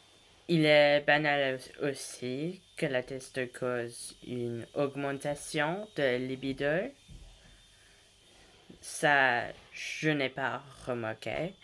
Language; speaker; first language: French; non-native, learner; English